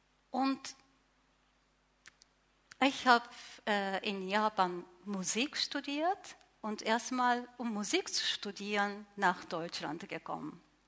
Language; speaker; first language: German; non-native, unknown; Japanese